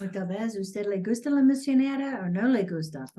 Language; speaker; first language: Spanish; non-native, learner; English